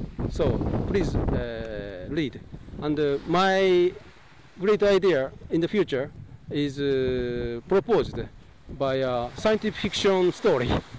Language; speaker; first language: English; non-native, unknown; Japanese